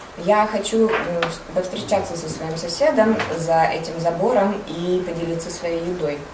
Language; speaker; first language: Russian; native; Russian